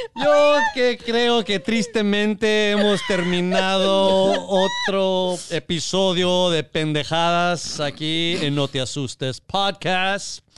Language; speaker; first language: Spanish; early bilingual, heritage; Spanish